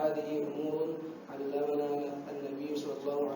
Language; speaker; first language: Arabic; non-native, learner; Indonesian